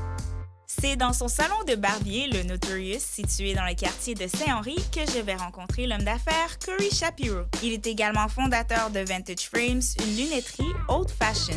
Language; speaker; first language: French; native; French